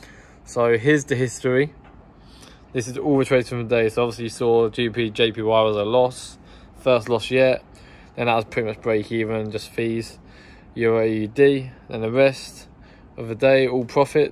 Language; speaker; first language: English; native; English